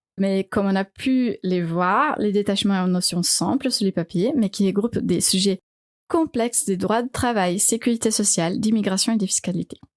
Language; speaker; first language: French; non-native, fluent; Portuguese